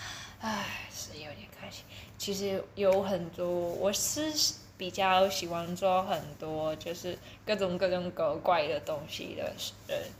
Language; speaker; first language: Chinese; early bilingual, heritage; Chinese